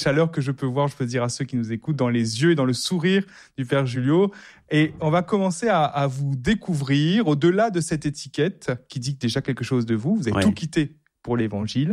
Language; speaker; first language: French; native; French